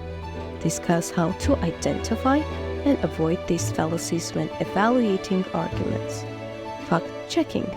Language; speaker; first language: English; non-native, fluent; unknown